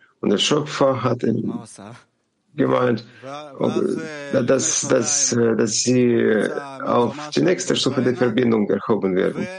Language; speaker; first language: German; non-native, learner; Hebrew